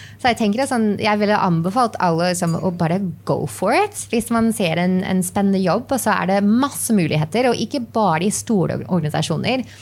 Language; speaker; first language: Norwegian; non-native, fluent; English